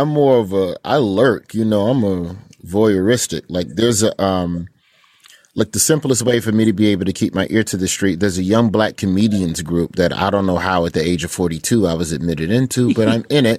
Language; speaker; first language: English; native; English